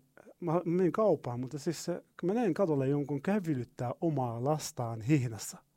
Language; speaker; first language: Finnish; non-native, fluent; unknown